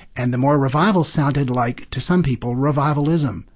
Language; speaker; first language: English; native; English